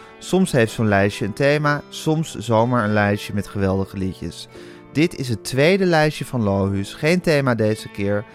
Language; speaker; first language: Dutch; native; Dutch